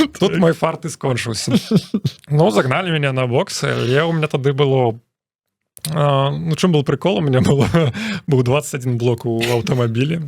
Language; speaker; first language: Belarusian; non-native, local second language; Russian